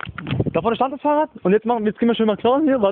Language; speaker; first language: German; early bilingual, other home language; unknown